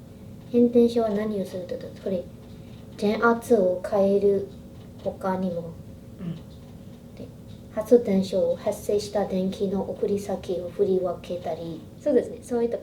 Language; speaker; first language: Japanese; non-native, fluent; Burmese